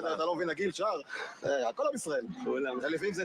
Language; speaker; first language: Hebrew; native; Hebrew